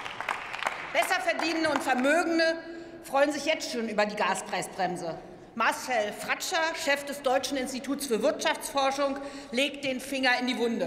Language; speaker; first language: German; native; German